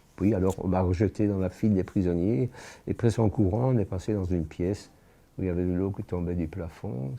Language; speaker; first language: French; native; French